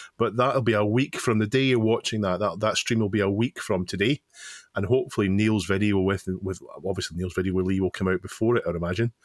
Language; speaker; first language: English; native; English